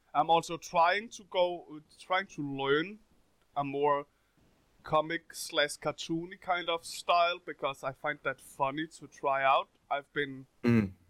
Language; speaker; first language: English; non-native, fluent; Danish